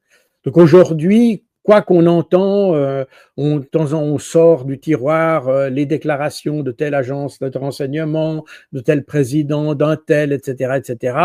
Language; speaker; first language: French; native; French